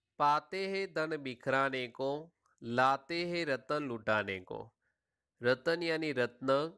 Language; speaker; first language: Hindi; non-native, local second language; Gujarati